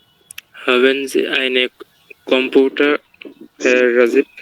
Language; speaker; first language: German; non-native, learner; Bangla